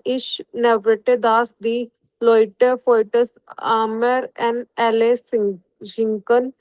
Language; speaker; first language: German; non-native, learner; Hindi